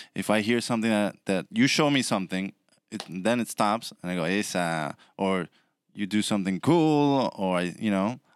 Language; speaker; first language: English; early bilingual, other home language; Spanish